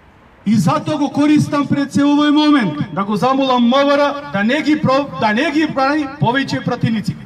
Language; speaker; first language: Macedonian; native; Macedonian